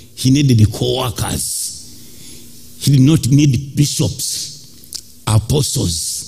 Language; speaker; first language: English; non-native, local second language; Ganda